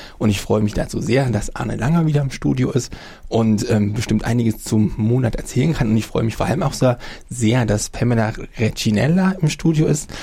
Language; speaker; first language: German; native; German